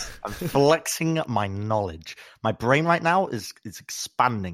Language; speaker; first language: English; native; English